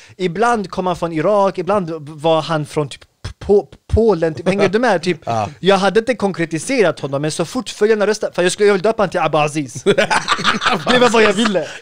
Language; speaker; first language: Swedish; early bilingual, other home language; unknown